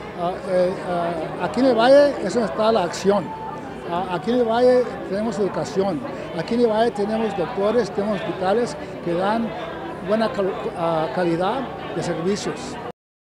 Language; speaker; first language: Spanish; early bilingual, heritage; Spanish